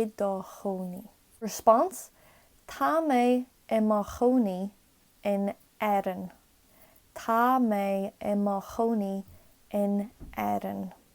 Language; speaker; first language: Irish; non-native, local second language; English